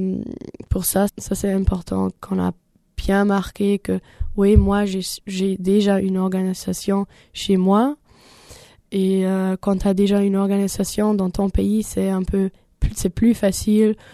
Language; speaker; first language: French; non-native, learner; German